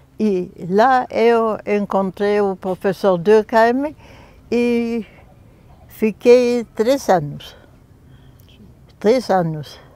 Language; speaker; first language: Portuguese; non-native, fluent; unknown